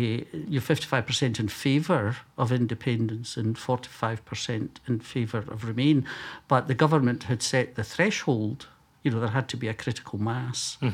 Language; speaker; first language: English; native; English